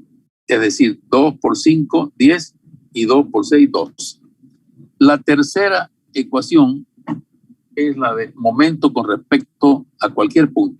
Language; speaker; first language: Spanish; native; Spanish